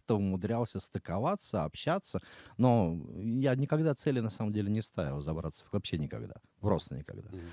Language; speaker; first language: Russian; native; Russian